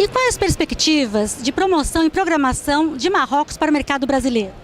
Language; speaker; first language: Portuguese; native; Portuguese